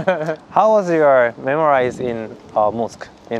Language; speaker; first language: English; non-native, learner; Korean